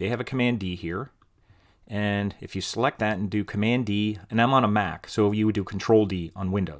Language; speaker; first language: English; native; English